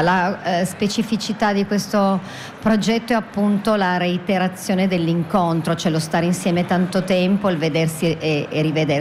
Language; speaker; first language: Italian; native; Italian